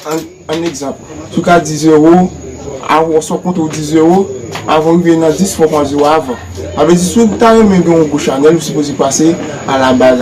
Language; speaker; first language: French; non-native, learner; Haitian Creole